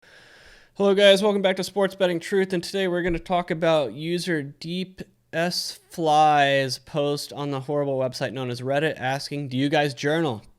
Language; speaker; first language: English; native; English